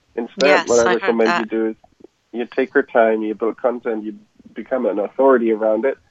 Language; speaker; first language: English; non-native, fluent; German